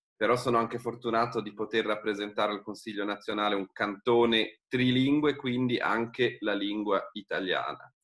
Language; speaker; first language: Italian; non-native, local second language; Romansh